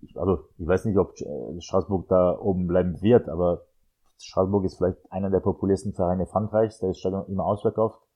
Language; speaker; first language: German; non-native, fluent; French